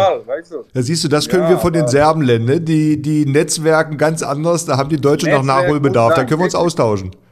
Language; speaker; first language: German; native; German